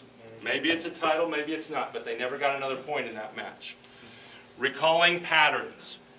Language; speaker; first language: English; native; English